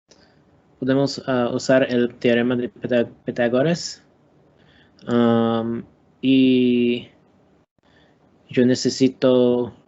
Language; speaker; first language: Spanish; non-native, learner; English